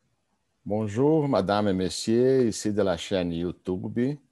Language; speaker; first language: French; non-native, learner; Portuguese